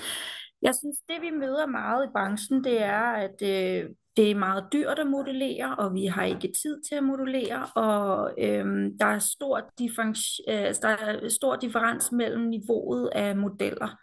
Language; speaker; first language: Danish; native; Danish